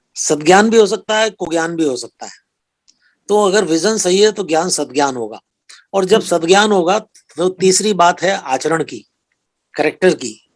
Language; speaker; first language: Hindi; native; Hindi